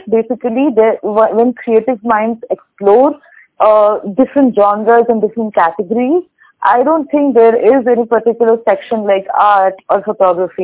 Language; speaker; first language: English; non-native, local second language; Bangla